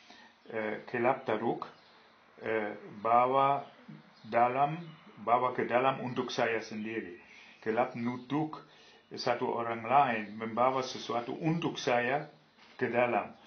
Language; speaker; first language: Indonesian; non-native, fluent; German